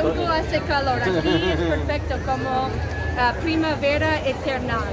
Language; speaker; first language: Spanish; non-native, fluent; English